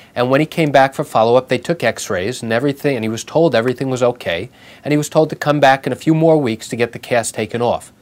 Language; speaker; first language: English; native; English